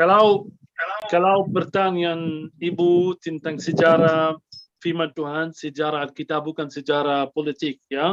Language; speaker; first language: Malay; non-native, fluent; Arabic